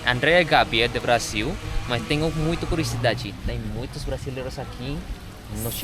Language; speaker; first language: Portuguese; non-native, learner; Indonesian